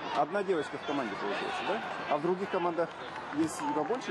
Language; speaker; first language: Russian; native; Russian